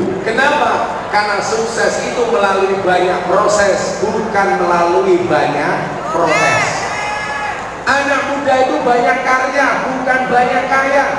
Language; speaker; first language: Indonesian; non-native, local second language; Javanese